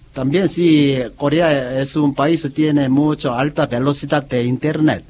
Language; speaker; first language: Spanish; non-native, learner; Korean